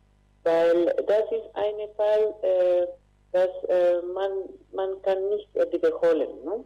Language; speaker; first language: German; non-native, fluent; Spanish